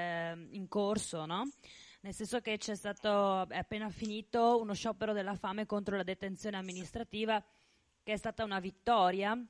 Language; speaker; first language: Italian; native; Italian